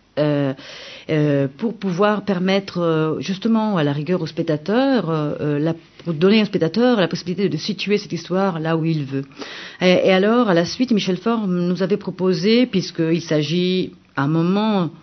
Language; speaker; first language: French; non-native, fluent; Italian